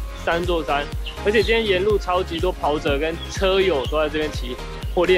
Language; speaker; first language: Chinese; native; Chinese